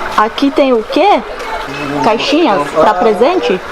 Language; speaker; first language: Portuguese; non-native, learner; Polish